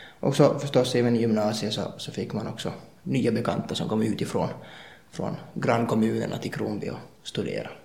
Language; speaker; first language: Swedish; native; Swedish